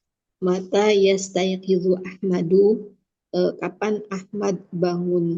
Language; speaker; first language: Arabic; non-native, learner; Indonesian